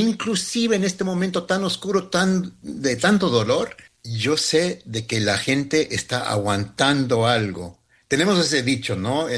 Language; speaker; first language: Spanish; early bilingual, heritage; Spanish